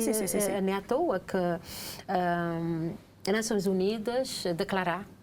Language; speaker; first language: Portuguese; non-native, local second language; Kabuverdianu